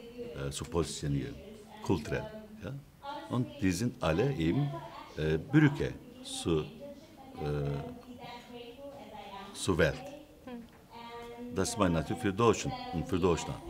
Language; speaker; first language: German; non-native, fluent; Turkish